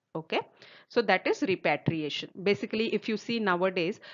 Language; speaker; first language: English; non-native, local second language; Telugu